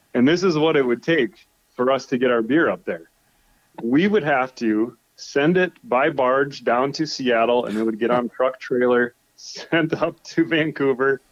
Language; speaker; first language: English; native; English